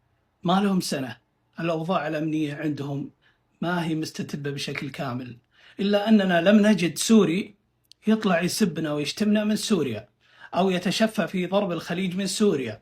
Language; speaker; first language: Arabic; native; Arabic